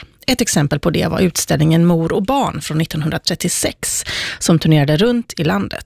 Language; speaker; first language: Swedish; native; Swedish